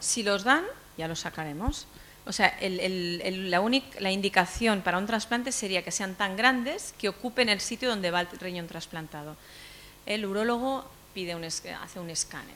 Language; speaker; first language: Spanish; native; Spanish